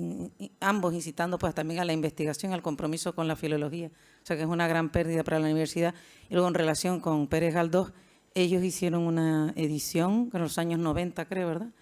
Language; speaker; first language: Spanish; native; Spanish